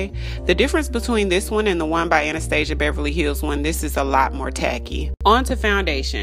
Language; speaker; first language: English; native; English